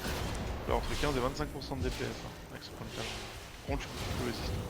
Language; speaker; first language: French; native; French